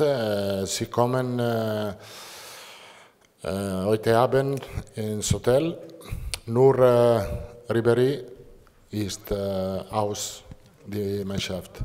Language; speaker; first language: German; non-native, learner; Italian